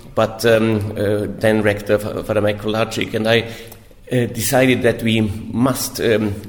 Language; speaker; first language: English; non-native, fluent; German